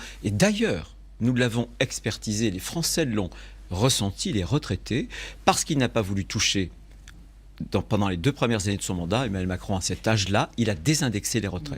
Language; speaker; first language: French; native; French